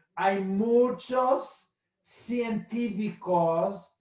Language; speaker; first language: Spanish; non-native, fluent; English